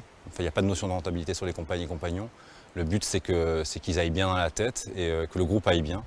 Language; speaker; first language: French; native; French